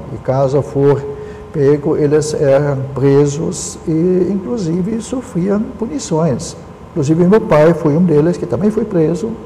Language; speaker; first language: Portuguese; non-native, local second language; German